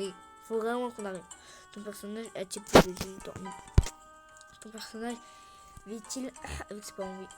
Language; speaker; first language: French; early bilingual, other home language; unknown